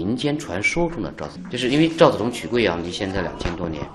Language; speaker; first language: Chinese; native; Chinese